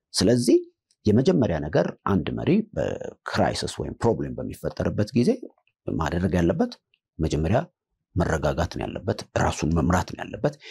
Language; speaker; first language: Amharic; native; Amharic